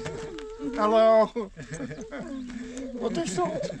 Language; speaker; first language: English; non-native, learner; Dutch